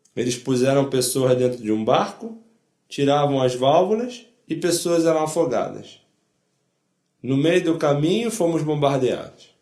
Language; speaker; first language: Portuguese; non-native, fluent; Polish